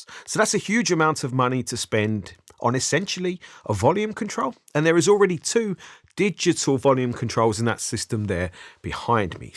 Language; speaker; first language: English; native; English